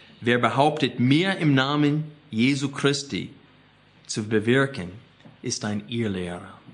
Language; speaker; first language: German; non-native, fluent; English